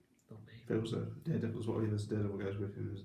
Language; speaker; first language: English; native; English